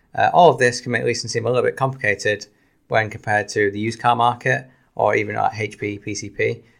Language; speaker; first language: English; native; English